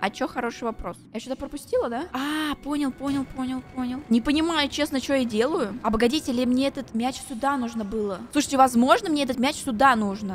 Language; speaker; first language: Russian; native; Russian